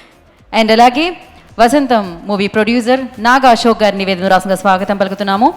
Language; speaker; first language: Telugu; native; Telugu